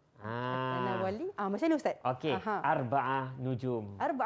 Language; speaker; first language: Arabic; non-native, fluent; Malay